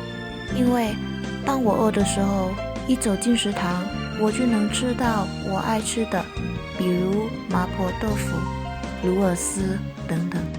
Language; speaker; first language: Chinese; non-native, fluent; Lao